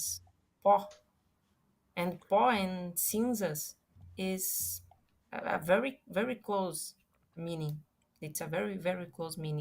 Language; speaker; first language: English; non-native, fluent; Portuguese